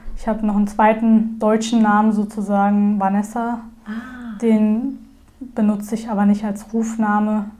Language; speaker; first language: German; early bilingual, other home language; Turkish